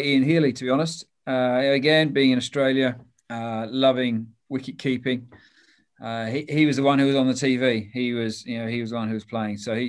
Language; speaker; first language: English; native; English